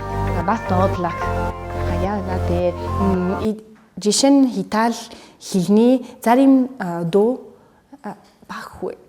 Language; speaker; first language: Mongolian; non-native, learner; Italian